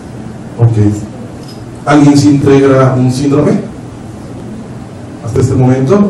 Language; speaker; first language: Spanish; native; Spanish